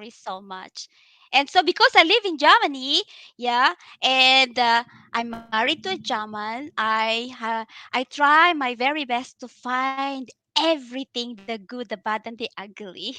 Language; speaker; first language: English; non-native, local second language; Filipino